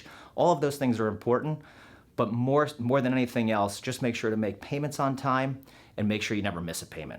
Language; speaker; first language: English; native; English